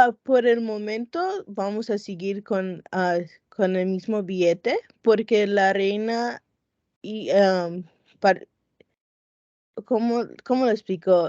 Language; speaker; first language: Spanish; non-native, local second language; English